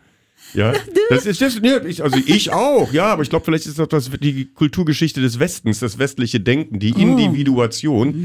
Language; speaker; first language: German; native; German